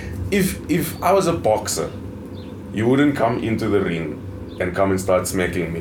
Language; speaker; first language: English; native; English